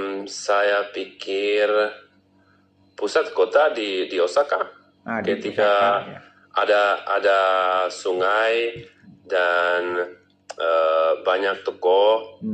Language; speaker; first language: Indonesian; non-native, learner; Czech